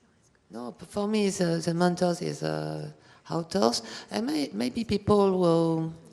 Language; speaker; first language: English; non-native, learner; French